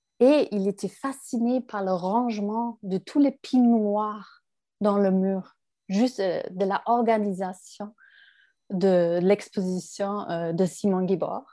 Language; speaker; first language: French; non-native, fluent; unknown